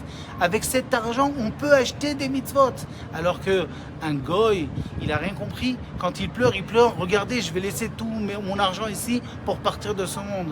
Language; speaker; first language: French; native; French